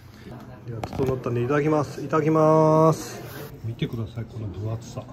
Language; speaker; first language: Japanese; native; Japanese